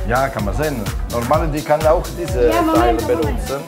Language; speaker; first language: German; non-native, learner; Italian